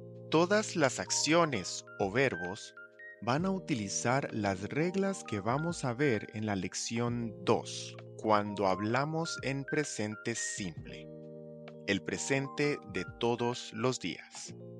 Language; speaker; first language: Spanish; native; Spanish